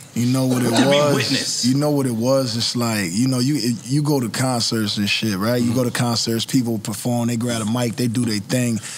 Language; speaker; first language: English; native; English